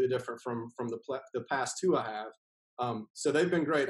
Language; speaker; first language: English; native; English